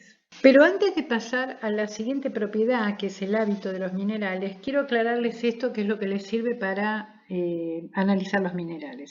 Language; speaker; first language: Spanish; native; Spanish